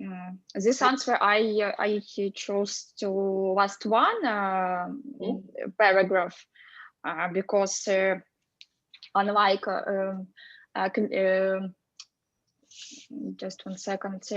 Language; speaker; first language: English; non-native, fluent; Russian